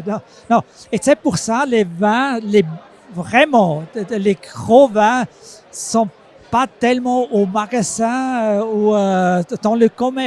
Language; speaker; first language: French; non-native, local second language; German